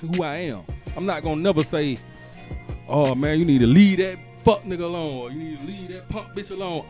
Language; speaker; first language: English; native; English